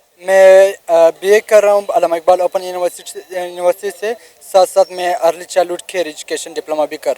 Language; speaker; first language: Hindi; non-native, local second language; Pashto